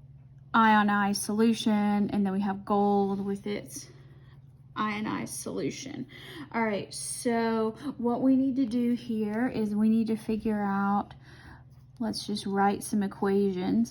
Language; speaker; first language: English; native; English